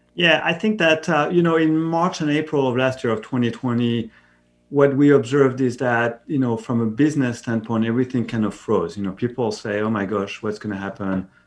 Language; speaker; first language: English; non-native, fluent; French